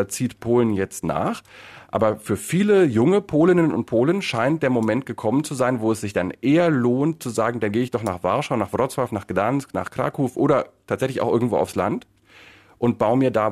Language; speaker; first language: German; native; German